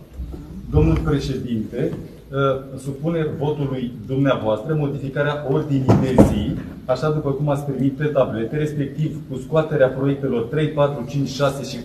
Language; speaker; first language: Romanian; native; Romanian